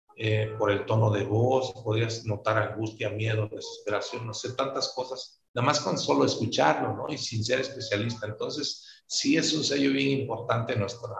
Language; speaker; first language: Spanish; native; Spanish